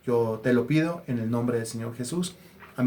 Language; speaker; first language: Spanish; native; Spanish